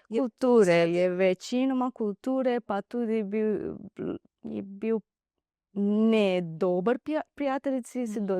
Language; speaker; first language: Slovenian; non-native, learner; Divehi